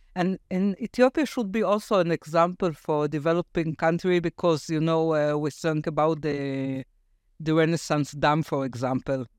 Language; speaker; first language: English; non-native, fluent; Hebrew